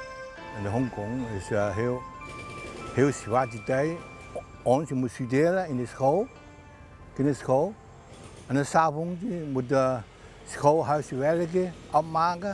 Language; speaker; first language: Dutch; non-native, learner; Cantonese